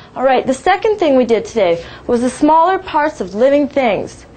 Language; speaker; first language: English; native; English